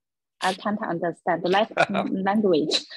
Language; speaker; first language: English; non-native, learner; Chinese